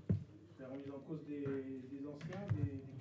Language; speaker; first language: French; native; French